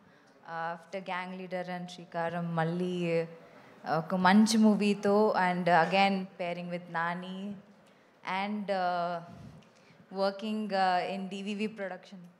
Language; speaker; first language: Telugu; non-native, local second language; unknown